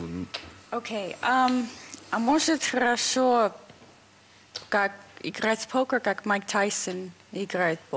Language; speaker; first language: Russian; early bilingual, heritage; English